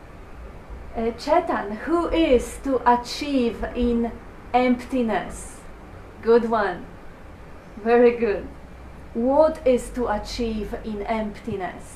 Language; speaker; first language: English; non-native, fluent; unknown